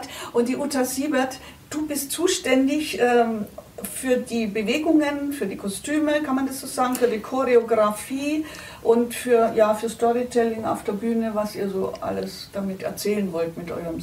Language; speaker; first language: German; native; German